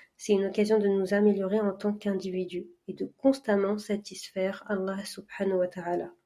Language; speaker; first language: French; early bilingual, other home language; Arabic